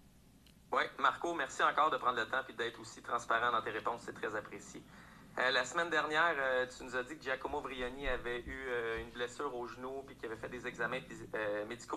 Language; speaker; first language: French; native; French